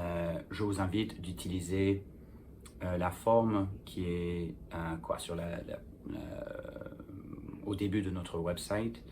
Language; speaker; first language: French; non-native, fluent; English